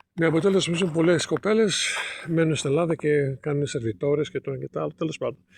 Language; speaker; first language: Greek; native; Greek